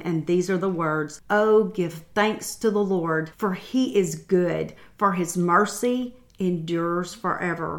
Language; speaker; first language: English; native; English